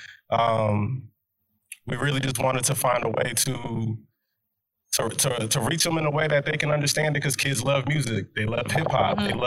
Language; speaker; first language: English; native; English